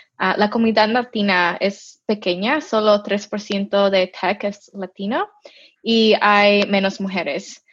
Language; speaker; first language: Spanish; early bilingual, heritage; Spanish